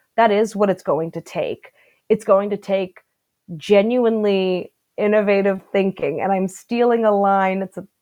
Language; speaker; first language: English; native; English